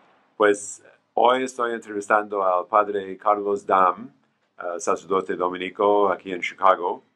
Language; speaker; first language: Spanish; non-native, fluent; English